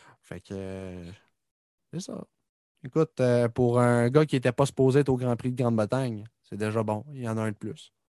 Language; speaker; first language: French; native; French